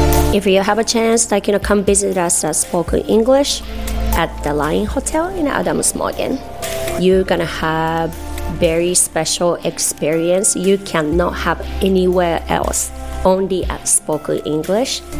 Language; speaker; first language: English; non-native, fluent; Japanese